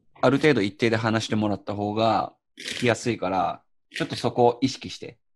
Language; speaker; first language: Japanese; native; Japanese